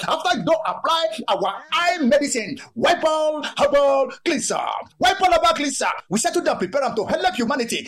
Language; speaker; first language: Nigerian Pidgin; non-native, local second language; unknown